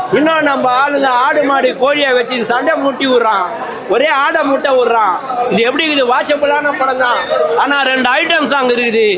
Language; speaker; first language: Tamil; native; Tamil